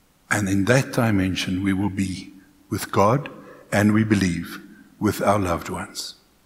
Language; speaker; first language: English; non-native, local second language; Afrikaans